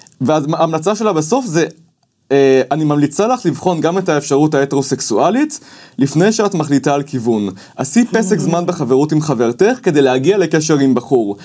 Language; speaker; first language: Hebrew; native; Hebrew